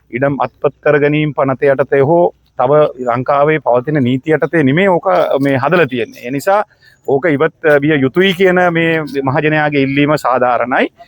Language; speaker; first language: Sinhala; non-native, local second language; Tamil